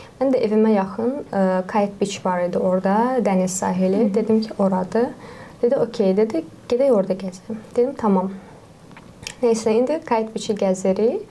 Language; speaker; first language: Azerbaijani; non-native, local second language; Lezghian